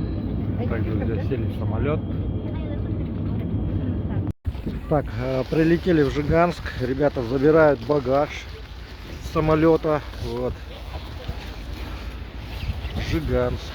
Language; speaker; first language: Russian; native; Russian